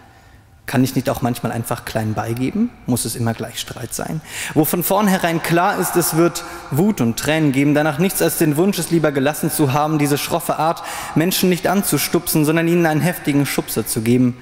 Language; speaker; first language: German; native; German